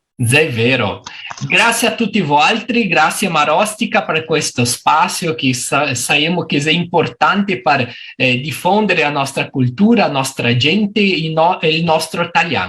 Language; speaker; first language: Italian; early bilingual, heritage; Portuguese